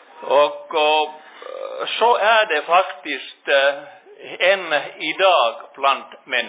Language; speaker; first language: Swedish; non-native, local second language; Finnish